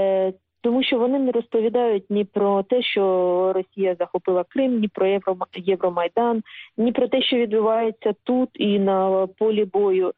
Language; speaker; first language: Ukrainian; native; Ukrainian